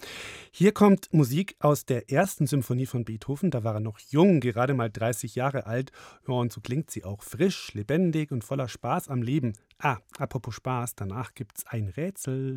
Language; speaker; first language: German; native; German